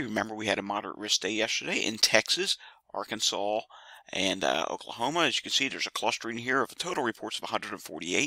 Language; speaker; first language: English; native; English